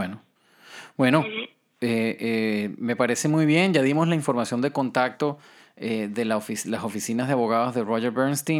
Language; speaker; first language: Spanish; native; Spanish